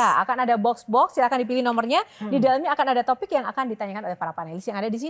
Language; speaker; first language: Indonesian; native; Indonesian